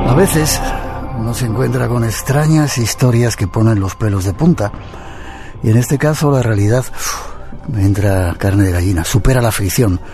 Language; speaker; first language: Spanish; native; Spanish